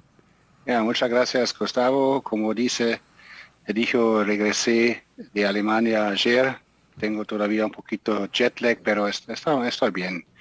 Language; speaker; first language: Spanish; non-native, fluent; German